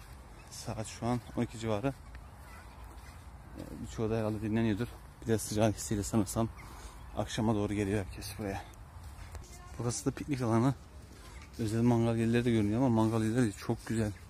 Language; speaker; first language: Turkish; native; Turkish